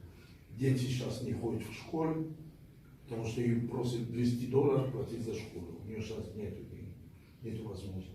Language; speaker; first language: Russian; non-native, fluent; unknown